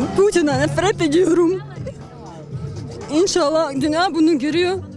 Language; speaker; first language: Turkish; non-native, learner; Ukrainian